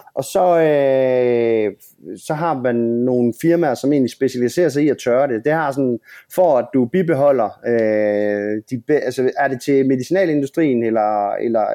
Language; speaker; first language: Danish; native; Danish